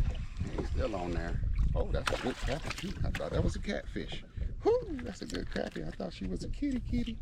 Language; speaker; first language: English; native; English